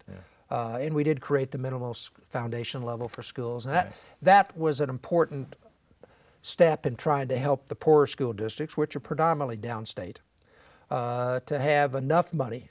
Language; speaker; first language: English; native; English